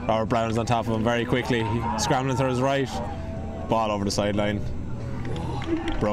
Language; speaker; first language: English; native; English